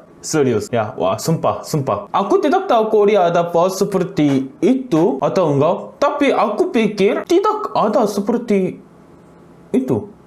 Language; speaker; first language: Indonesian; non-native, learner; Korean